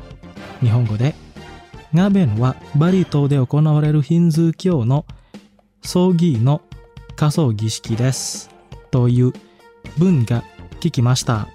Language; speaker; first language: Japanese; non-native, fluent; Indonesian